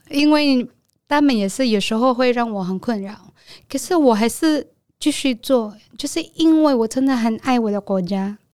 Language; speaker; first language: Chinese; non-native, learner; Filipino